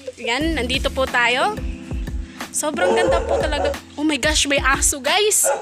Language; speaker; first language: Filipino; non-native, local second language; Masbatenyo